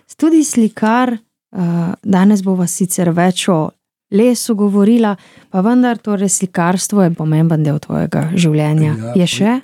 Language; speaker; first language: Slovenian; native; Slovenian